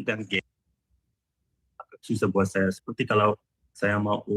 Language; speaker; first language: Indonesian; non-native, learner; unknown